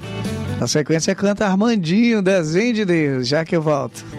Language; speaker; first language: Portuguese; native; Portuguese